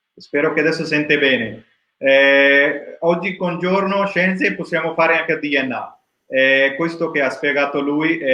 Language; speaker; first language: Italian; non-native, learner; Urdu